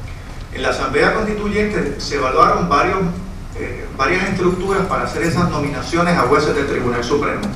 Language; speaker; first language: Spanish; native; Spanish